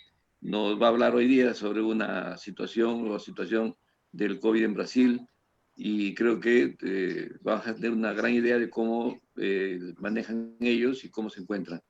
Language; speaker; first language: Spanish; native; Spanish